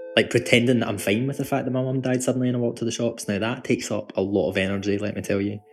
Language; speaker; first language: English; native; English